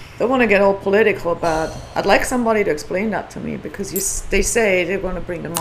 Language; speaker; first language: English; non-native, fluent; Swiss German